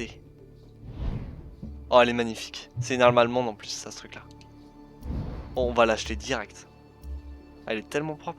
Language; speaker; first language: French; native; French